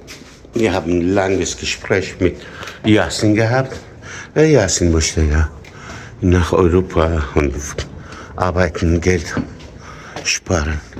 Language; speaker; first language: German; non-native, learner; Persian